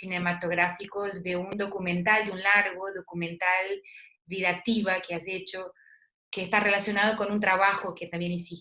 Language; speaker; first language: Spanish; non-native, fluent; Portuguese